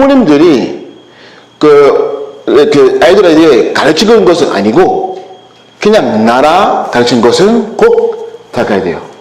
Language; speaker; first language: Korean; non-native, learner; French